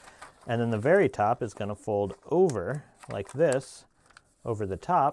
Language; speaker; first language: English; native; English